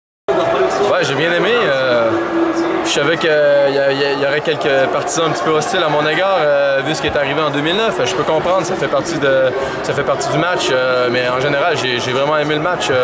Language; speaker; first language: French; native; French